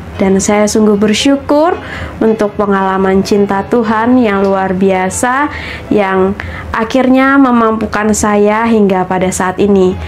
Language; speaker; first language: Indonesian; native; Indonesian